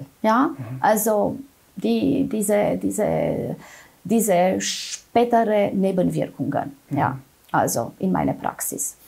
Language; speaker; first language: German; non-native, fluent; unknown